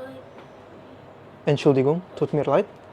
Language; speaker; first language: German; non-native, learner; Indonesian